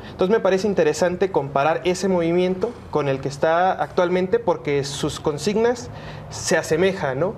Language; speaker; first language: Spanish; native; Spanish